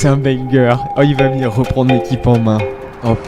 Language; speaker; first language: French; native; French